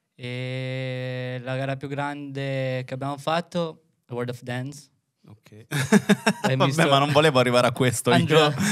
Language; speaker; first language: Italian; early bilingual, other home language; Filipino